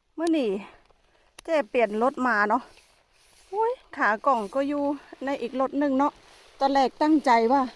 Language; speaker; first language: Thai; non-native, local second language; Khmer